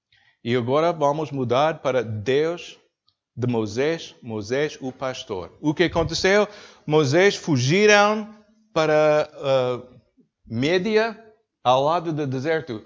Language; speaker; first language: Portuguese; non-native, learner; English